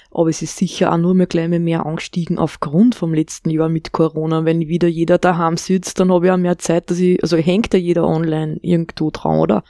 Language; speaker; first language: German; native; German